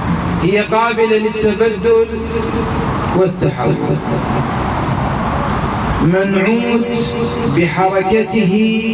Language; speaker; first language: Arabic; native; Arabic